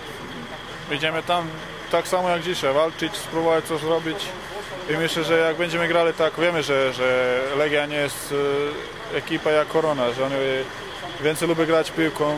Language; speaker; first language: Polish; non-native, learner; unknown